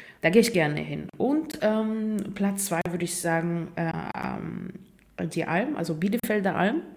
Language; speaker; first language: German; non-native, fluent; Russian